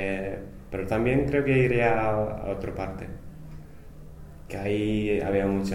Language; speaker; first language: Spanish; non-native, fluent; English